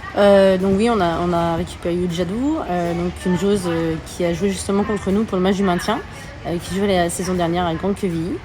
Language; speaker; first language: French; native; French